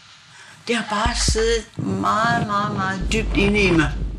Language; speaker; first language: Danish; non-native, local second language; Kalaallisut